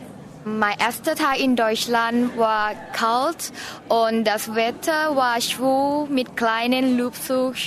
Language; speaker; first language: German; non-native, learner; Thai